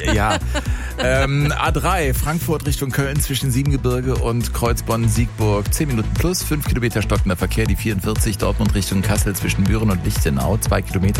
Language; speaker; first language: German; native; German